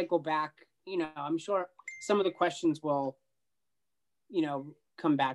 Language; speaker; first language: English; native; English